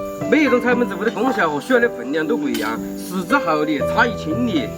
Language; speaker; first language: Chinese; native; Chinese